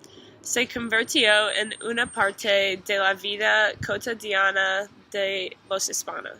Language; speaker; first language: Spanish; non-native, learner; English